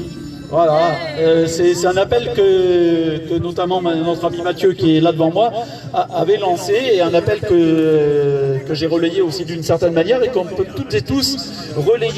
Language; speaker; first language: French; native; French